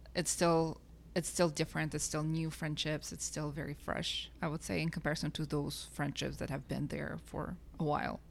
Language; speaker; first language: English; non-native, fluent; Russian